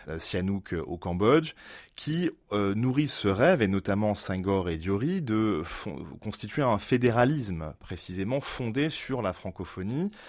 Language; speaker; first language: French; native; French